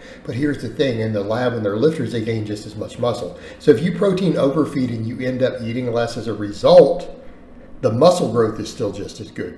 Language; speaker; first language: English; native; English